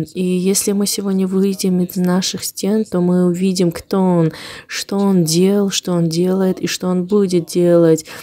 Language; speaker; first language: Russian; non-native, local second language; Armenian